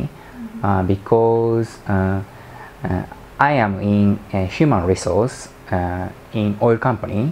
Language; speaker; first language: English; non-native, learner; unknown